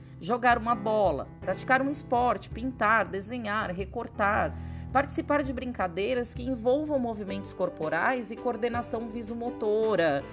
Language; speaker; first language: Portuguese; native; Portuguese